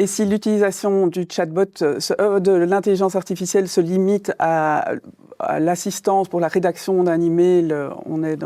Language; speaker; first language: French; native; French